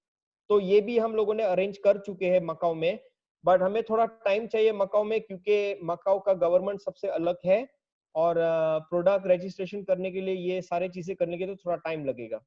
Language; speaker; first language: Hindi; native; Hindi